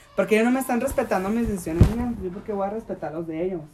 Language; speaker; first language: Spanish; early bilingual, heritage; Spanish